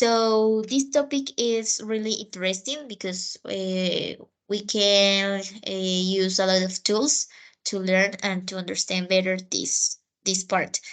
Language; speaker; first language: English; non-native, fluent; Spanish